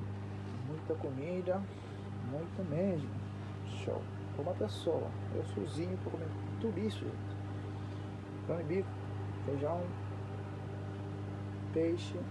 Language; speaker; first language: Portuguese; non-native, local second language; Kabuverdianu